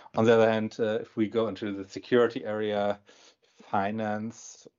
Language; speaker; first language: English; non-native, fluent; German